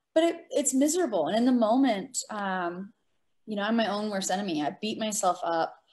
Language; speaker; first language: English; native; English